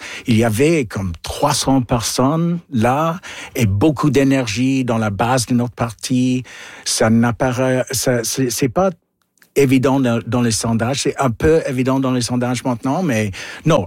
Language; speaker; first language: French; non-native, local second language; English